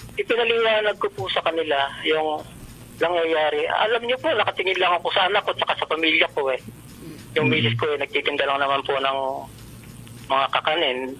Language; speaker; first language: Filipino; native; Filipino